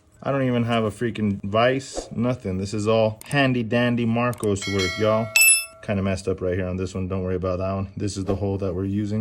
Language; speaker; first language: English; native; English